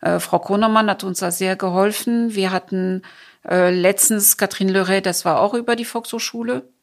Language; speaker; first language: German; non-native, fluent; French